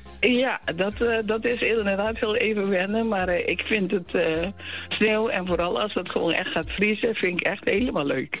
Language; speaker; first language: Dutch; non-native, local second language; Papiamento